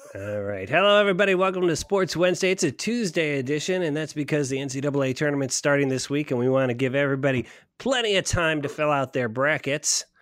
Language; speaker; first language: English; native; English